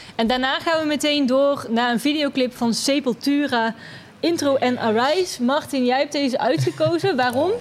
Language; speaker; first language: Dutch; native; Dutch